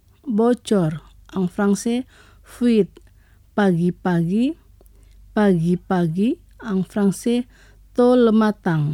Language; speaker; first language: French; non-native, fluent; Indonesian